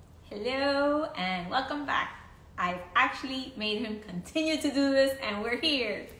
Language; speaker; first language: English; early bilingual, other home language; Spanish